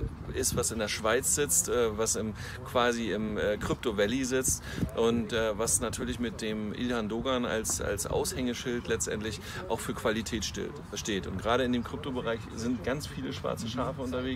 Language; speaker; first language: German; native; German